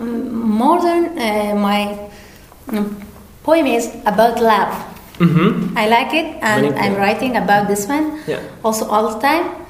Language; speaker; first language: English; non-native, learner; Persian